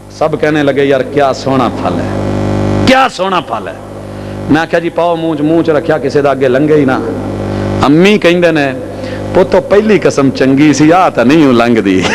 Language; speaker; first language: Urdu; non-native, local second language; Punjabi